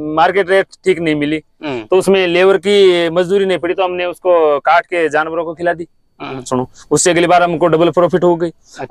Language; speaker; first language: Hindi; native; Hindi